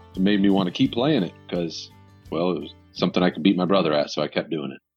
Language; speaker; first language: English; native; English